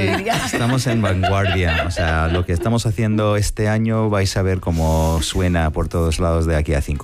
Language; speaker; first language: Spanish; non-native, fluent; English